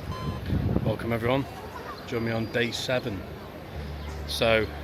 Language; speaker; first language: English; native; English